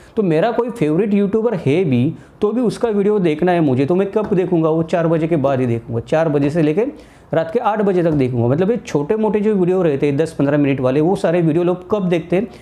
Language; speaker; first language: Hindi; non-native, local second language; Marathi